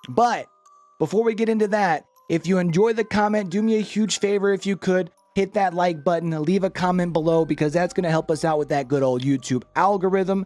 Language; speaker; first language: English; native; English